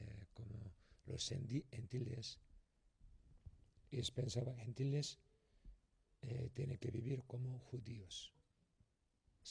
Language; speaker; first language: Spanish; non-native, learner; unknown